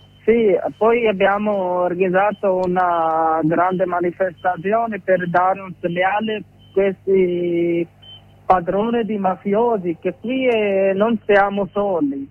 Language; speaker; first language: Italian; non-native, learner; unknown